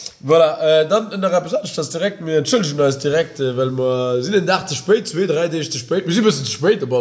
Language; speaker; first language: German; native; German